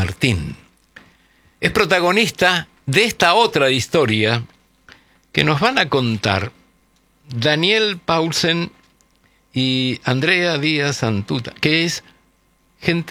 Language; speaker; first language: Spanish; native; Spanish